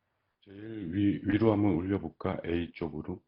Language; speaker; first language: Korean; native; Korean